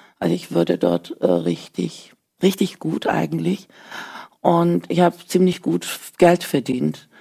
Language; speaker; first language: German; early bilingual, other home language; Turkish